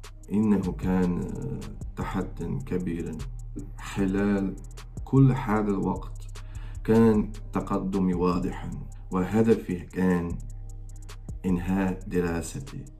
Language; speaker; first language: Arabic; non-native, fluent; Croatian